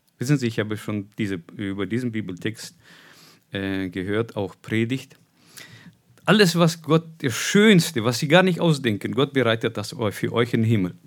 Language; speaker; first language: German; non-native, fluent; Russian